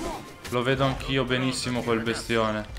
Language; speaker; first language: Italian; native; Italian